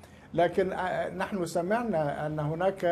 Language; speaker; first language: Arabic; native; Arabic